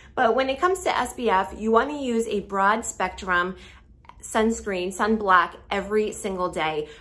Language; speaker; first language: English; native; English